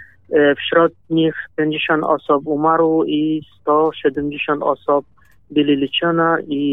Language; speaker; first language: Polish; non-native, learner; Kurdish